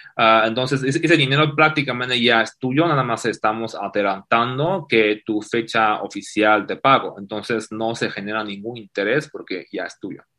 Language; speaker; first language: Spanish; non-native, fluent; Chinese